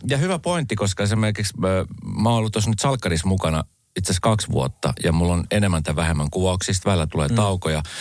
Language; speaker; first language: Finnish; native; Finnish